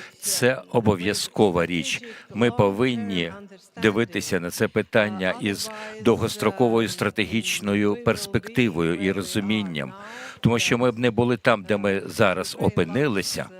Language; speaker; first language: Ukrainian; non-native, fluent; Latvian